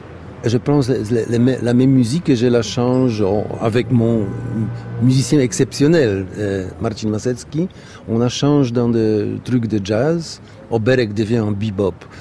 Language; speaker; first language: French; non-native, fluent; Polish